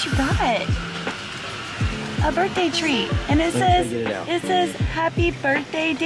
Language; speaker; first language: English; native; English